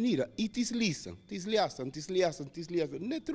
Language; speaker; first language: Bulgarian; non-native, learner; Spanish